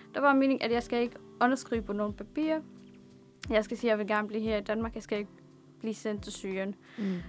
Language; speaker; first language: Danish; non-native, fluent; Arabic